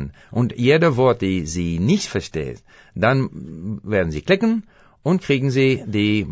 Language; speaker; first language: German; non-native, fluent; English